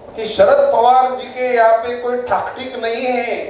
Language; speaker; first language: Hindi; non-native, local second language; Marathi